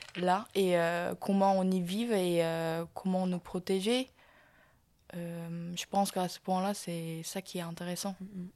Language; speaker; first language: French; non-native, fluent; Korean